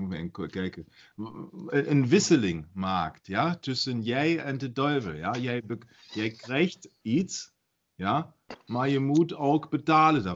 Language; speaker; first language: Dutch; non-native, learner; German